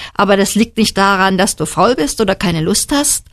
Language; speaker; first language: German; native; German